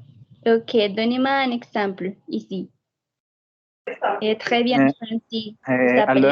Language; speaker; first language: French; non-native, fluent; Spanish